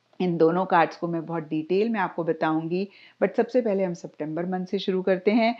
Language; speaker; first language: Hindi; native; Hindi